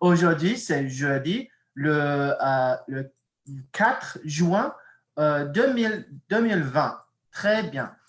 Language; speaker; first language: French; non-native, fluent; English